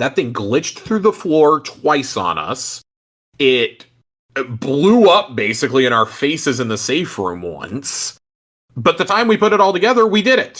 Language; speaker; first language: English; native; English